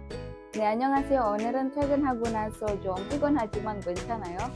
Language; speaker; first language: Korean; non-native, learner; Indonesian